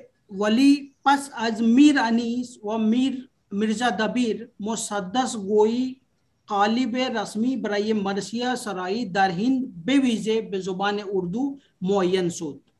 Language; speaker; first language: Persian; non-native, fluent; Urdu